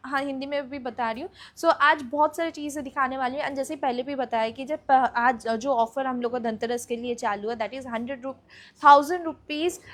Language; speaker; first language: Hindi; non-native, local second language; Bangla